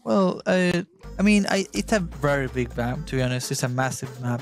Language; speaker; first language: English; non-native, fluent; Spanish